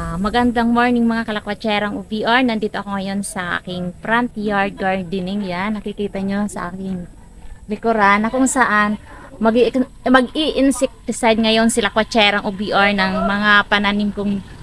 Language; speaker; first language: Filipino; non-native, local second language; Bikol